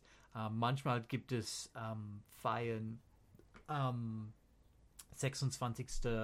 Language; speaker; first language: German; non-native, learner; English